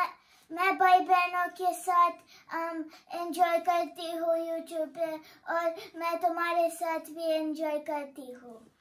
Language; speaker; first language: Hindi; early bilingual, heritage; Hindi